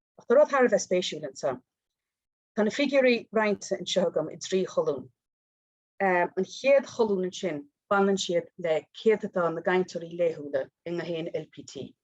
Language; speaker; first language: Irish; native; Irish